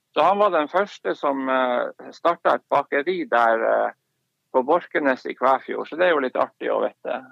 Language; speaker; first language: Norwegian; native; Norwegian